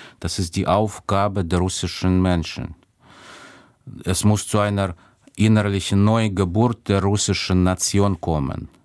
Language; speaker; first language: German; non-native, fluent; Russian